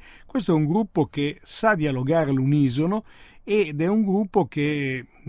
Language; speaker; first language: Italian; native; Italian